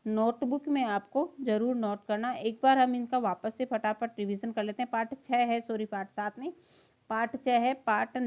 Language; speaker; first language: Hindi; native; Hindi